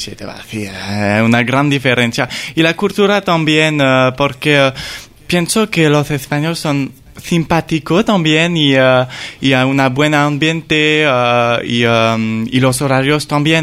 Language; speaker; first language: Spanish; non-native, learner; French